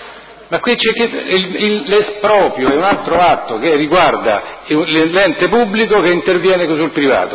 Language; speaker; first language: Italian; native; Italian